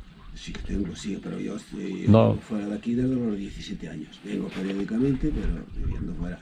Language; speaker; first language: Spanish; non-native, local second language; Galician